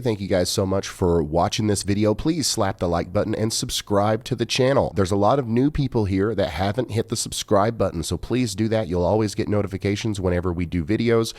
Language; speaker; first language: English; native; English